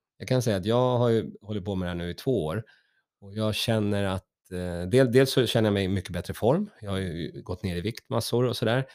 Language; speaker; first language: Swedish; native; Swedish